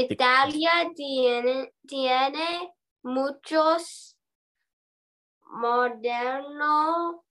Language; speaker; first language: Spanish; non-native, learner; English